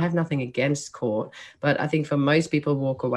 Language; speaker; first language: English; non-native, fluent; Dutch